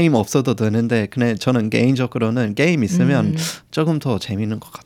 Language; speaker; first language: Korean; non-native, fluent; English